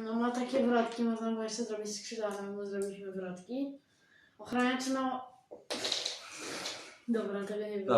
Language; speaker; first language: Polish; native; Polish